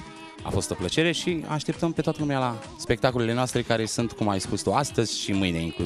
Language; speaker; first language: Romanian; native; Romanian